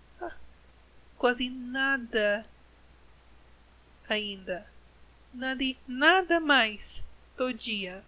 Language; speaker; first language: Portuguese; non-native, learner; English